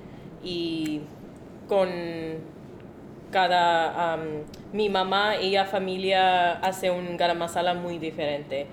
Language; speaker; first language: Spanish; non-native, learner; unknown